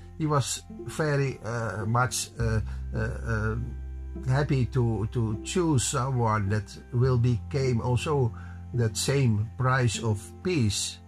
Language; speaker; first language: English; non-native, learner; Dutch